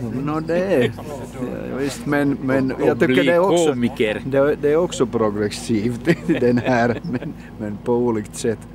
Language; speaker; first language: Swedish; non-native, local second language; Finnish